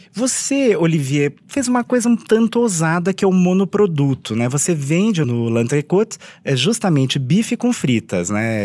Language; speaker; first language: Portuguese; native; Portuguese